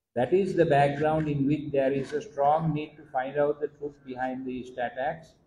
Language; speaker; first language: English; non-native, local second language; Sinhala